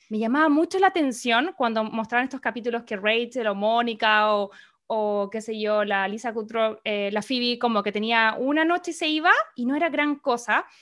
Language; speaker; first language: Spanish; native; Spanish